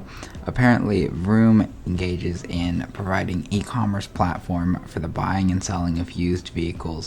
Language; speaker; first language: English; native; English